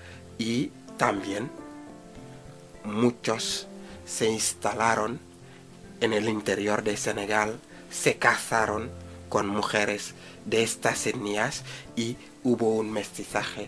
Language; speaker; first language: Spanish; non-native, fluent; Wolof